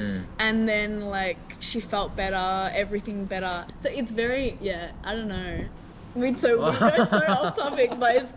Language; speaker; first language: English; non-native, fluent; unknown